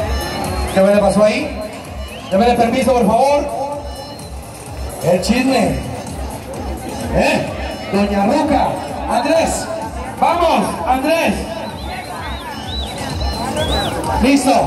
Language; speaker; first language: Spanish; native; Spanish